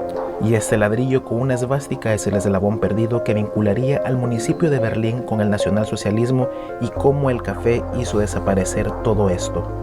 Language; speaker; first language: Spanish; native; Spanish